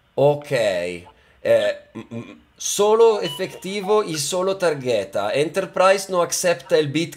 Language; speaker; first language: Spanish; non-native, learner; Italian